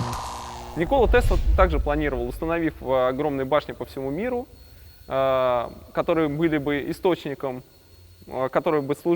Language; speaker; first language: Russian; native; Russian